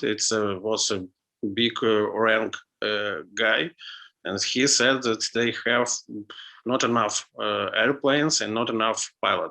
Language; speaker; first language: English; non-native, learner; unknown